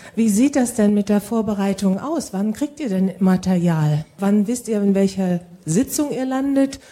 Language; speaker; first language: German; native; German